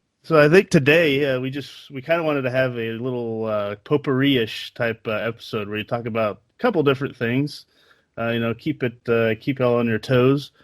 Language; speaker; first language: English; native; English